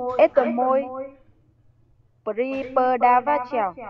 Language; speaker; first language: Russian; non-native, learner; Vietnamese